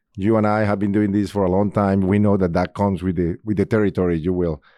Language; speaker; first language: English; non-native, fluent; Spanish